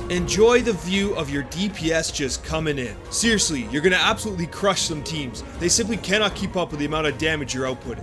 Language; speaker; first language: English; native; English